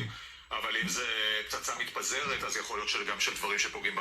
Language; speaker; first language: Hebrew; native; Hebrew